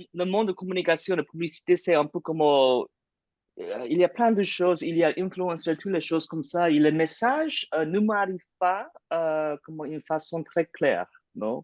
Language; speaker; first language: French; non-native, fluent; English